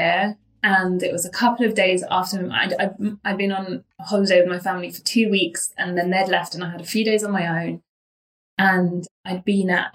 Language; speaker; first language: English; native; English